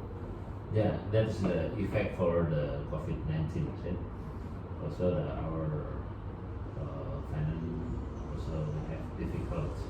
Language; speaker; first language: English; non-native, learner; Indonesian